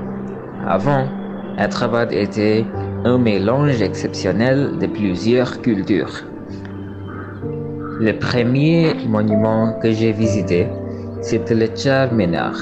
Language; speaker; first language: French; non-native, learner; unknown